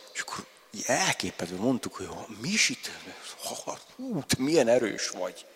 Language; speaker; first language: Hungarian; native; Hungarian